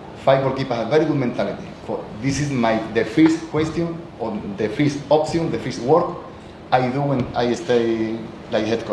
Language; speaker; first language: English; non-native, learner; Spanish